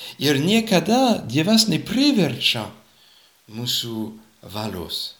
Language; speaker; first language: Lithuanian; non-native, fluent; French